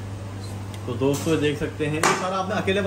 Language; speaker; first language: Hindi; native; Hindi